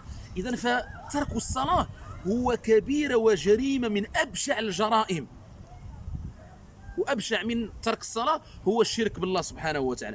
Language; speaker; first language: Arabic; native; Arabic